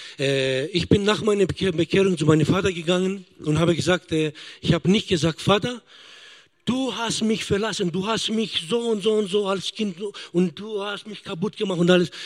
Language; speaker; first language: German; non-native, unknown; Greek